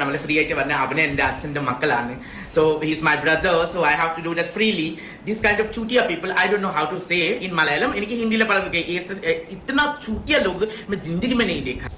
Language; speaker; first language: Malayalam; non-native, fluent; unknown